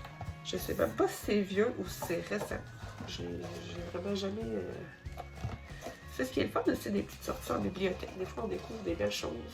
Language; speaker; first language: French; native; French